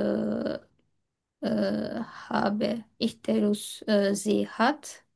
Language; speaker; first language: German; non-native, learner; Turkish